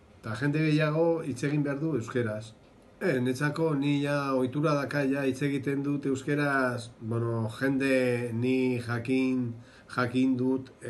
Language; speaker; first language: Basque; non-native, local second language; Spanish